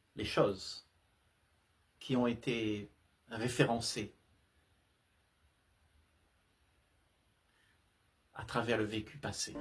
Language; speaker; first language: French; native; French